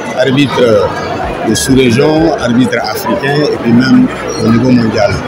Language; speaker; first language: French; non-native, local second language; Bambara